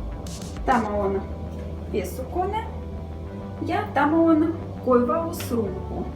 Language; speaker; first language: Finnish; non-native, learner; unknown